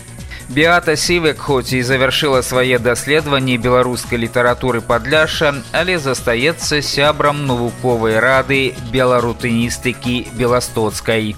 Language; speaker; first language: Belarusian; native; Belarusian